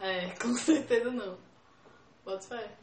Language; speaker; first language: Portuguese; native; Portuguese